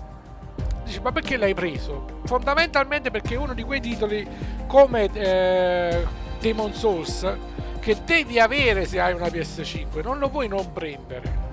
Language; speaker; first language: Italian; native; Italian